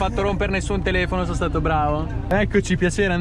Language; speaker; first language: Italian; native; Italian